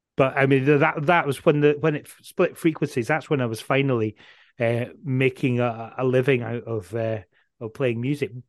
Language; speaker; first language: English; native; English